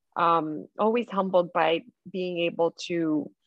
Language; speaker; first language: English; non-native, fluent; Russian